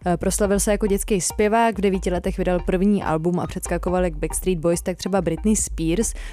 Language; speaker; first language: Czech; native; Czech